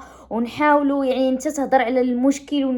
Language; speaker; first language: Arabic; native; Arabic